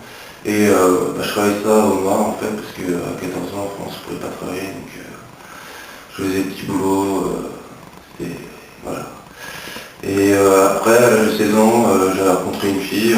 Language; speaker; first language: French; early bilingual, other home language; English